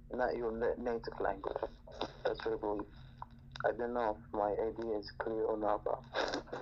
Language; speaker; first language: English; non-native, fluent; Arabic